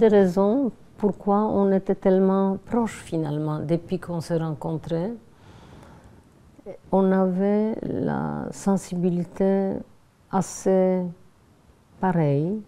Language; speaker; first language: French; non-native, fluent; Polish